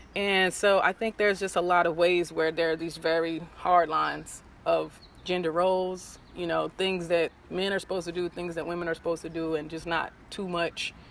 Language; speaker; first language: English; native; English